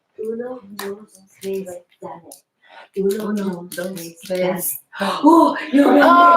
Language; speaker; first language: Spanish; non-native, fluent; English